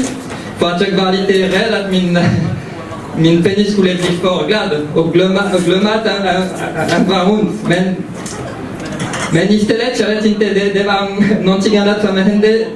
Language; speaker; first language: Swedish; early bilingual, heritage; French